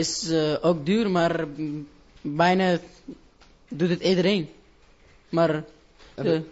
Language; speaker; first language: Dutch; non-native, learner; Persian